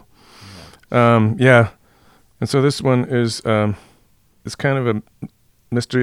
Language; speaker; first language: English; native; English